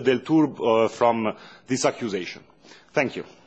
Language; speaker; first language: English; non-native, fluent; French